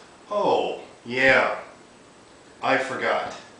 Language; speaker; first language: English; native; English